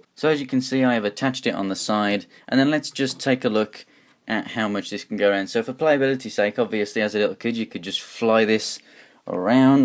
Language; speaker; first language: English; native; English